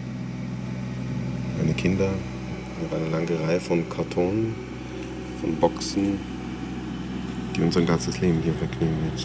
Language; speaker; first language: German; non-native, fluent; Hebrew